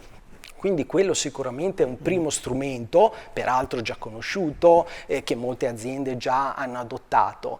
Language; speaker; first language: Italian; native; Italian